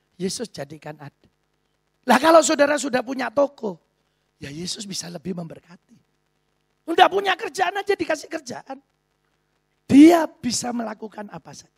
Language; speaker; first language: Indonesian; native; Indonesian